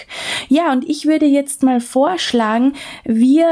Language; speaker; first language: German; native; German